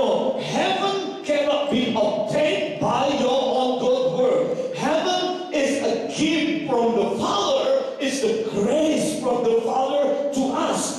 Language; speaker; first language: English; non-native, fluent; Indonesian